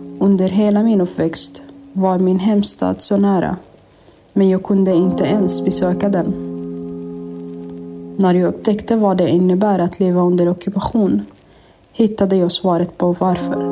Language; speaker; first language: Swedish; non-native, fluent; Arabic